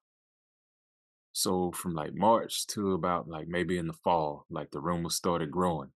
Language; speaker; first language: English; native; English